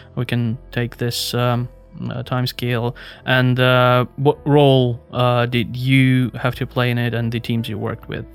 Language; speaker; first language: English; non-native, fluent; Russian